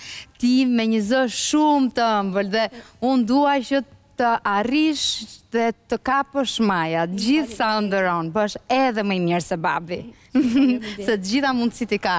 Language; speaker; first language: Albanian; native; Albanian